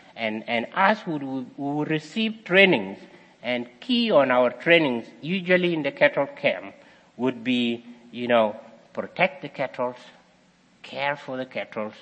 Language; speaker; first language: English; non-native, fluent; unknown